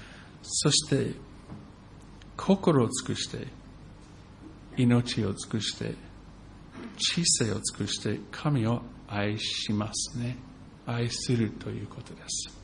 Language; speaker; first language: Japanese; non-native, fluent; English